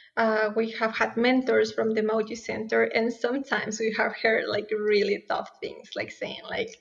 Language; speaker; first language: English; non-native, fluent; Spanish